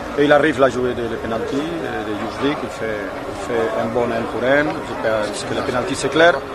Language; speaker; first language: French; non-native, learner; Spanish